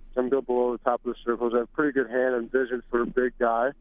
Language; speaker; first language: English; native; English